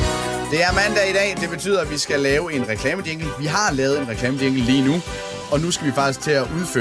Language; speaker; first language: Danish; native; Danish